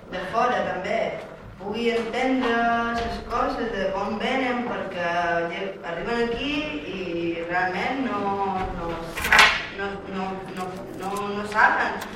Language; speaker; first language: Catalan; non-native, fluent; Spanish